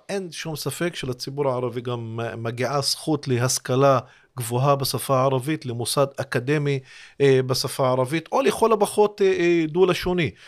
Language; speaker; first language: Hebrew; non-native, local second language; Arabic